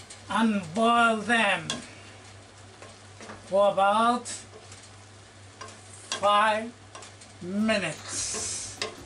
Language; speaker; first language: English; non-native, learner; Japanese